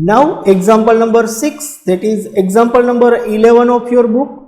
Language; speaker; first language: English; non-native, local second language; Gujarati